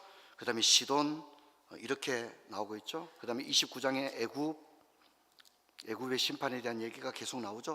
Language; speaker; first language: Korean; native; Korean